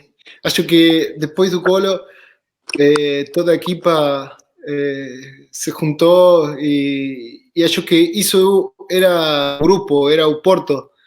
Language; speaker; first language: Portuguese; non-native, fluent; Spanish